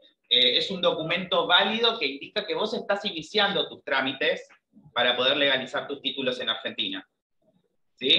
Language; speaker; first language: Spanish; native; Spanish